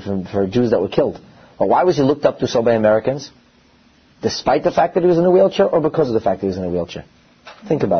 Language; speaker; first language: English; native; English